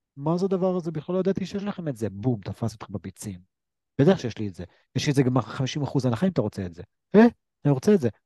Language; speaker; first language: Hebrew; native; Hebrew